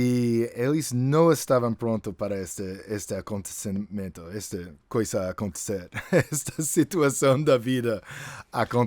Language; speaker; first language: Portuguese; non-native, fluent; English